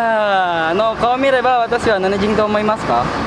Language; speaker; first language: Japanese; non-native, learner; Indonesian